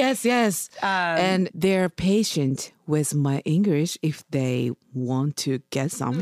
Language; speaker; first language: English; non-native, learner; Japanese